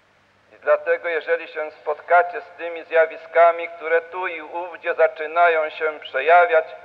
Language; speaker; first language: Polish; native; Polish